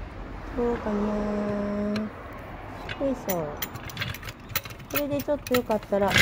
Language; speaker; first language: Japanese; native; Japanese